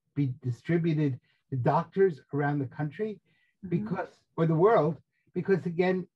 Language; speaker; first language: English; native; English